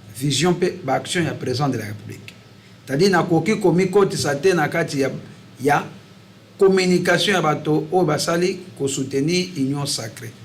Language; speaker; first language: Lingala; native; Lingala